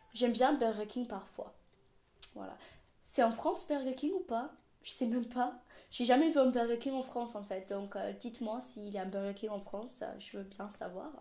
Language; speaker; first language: French; non-native, fluent; English